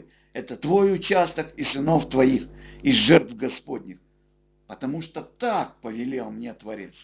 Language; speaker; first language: Russian; native; Russian